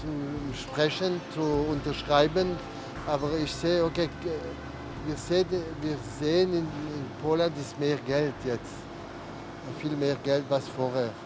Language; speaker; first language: German; non-native, learner; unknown